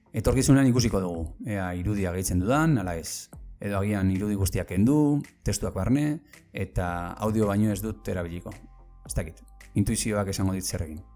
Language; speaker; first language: Basque; native; Basque